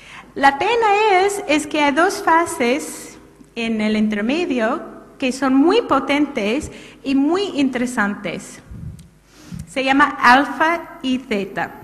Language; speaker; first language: Spanish; non-native, fluent; English